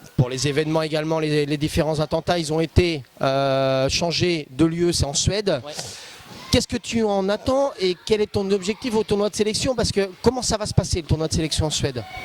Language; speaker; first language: French; native; French